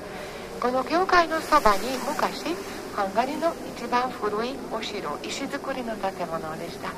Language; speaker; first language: Japanese; non-native, fluent; Hungarian